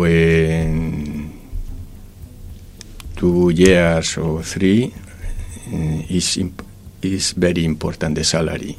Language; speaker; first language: English; non-native, learner; Spanish